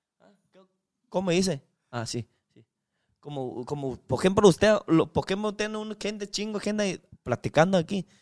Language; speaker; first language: Spanish; non-native, learner; Chinese